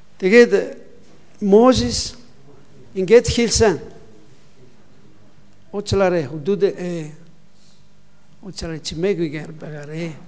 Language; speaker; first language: Mongolian; non-native, learner; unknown